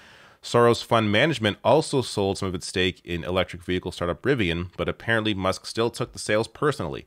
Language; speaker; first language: English; native; English